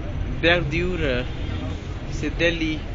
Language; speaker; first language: French; non-native, learner; Hindi